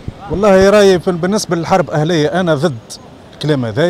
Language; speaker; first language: Arabic; native; Arabic